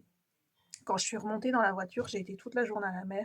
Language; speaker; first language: French; native; French